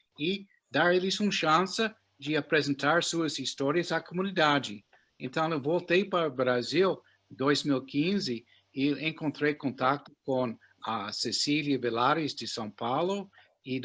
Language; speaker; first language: Portuguese; non-native, fluent; English